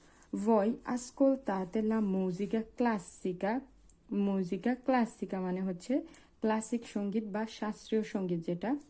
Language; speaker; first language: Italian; non-native, fluent; Bangla